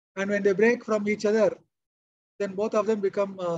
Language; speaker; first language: English; non-native, local second language; Kannada